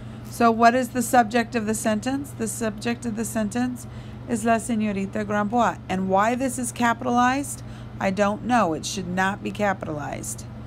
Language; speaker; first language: English; native; English